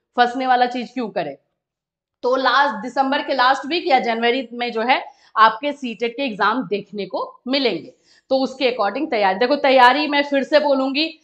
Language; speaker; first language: Hindi; native; Hindi